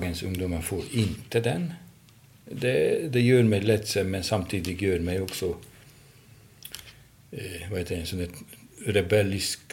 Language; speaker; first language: Swedish; non-native, fluent; Hungarian